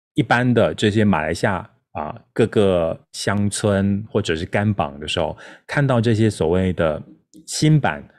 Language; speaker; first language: Chinese; non-native, local second language; Min Nan Chinese